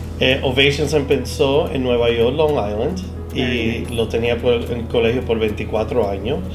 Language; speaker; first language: Spanish; early bilingual, heritage; Spanish